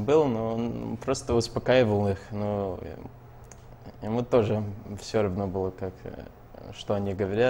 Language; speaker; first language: Russian; early bilingual, heritage; Russian